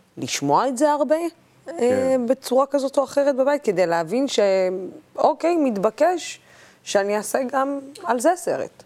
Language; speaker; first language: Hebrew; non-native, local second language; Arabic